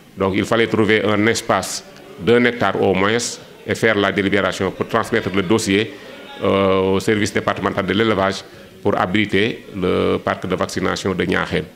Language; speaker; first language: French; non-native, local second language; Wolof